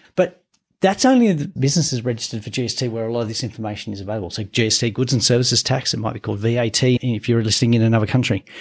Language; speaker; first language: English; native; English